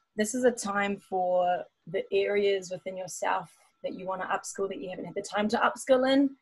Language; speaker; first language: English; native; English